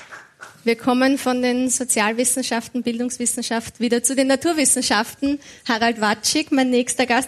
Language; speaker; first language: German; native; German